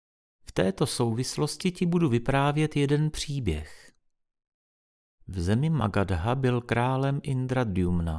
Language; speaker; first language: Czech; native; Czech